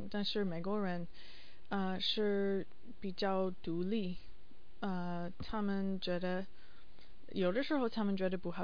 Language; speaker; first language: Chinese; non-native, learner; English